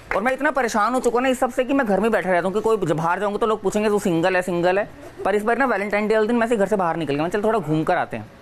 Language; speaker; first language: Hindi; native; Hindi